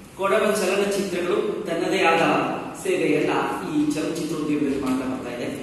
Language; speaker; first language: Kannada; non-native, local second language; Kodava